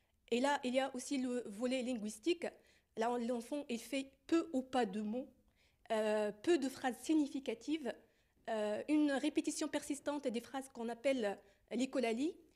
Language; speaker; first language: French; non-native, fluent; Arabic